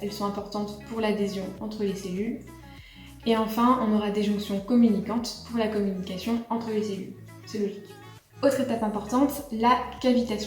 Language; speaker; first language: French; native; French